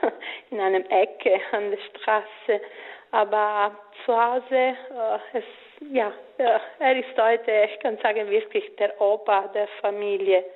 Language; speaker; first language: German; non-native, fluent; Italian